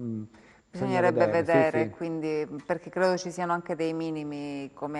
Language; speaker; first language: Italian; native; Italian